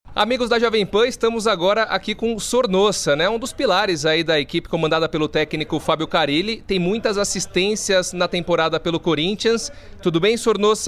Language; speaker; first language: Portuguese; native; Portuguese